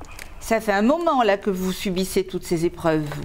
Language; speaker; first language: French; native; French